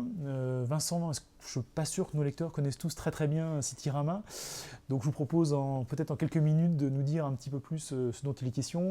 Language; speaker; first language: French; native; French